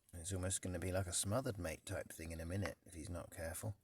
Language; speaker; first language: English; native; English